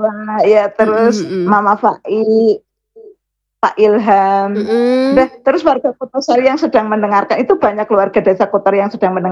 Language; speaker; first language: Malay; non-native, local second language; Javanese